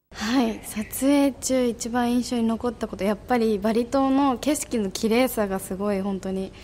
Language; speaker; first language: Japanese; native; Japanese